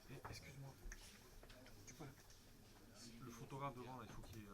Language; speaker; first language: French; native; French